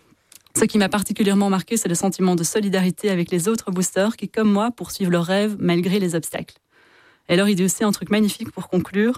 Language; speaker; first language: French; native; French